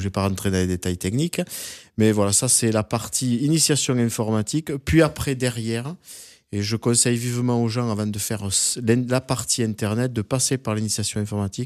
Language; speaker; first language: French; native; French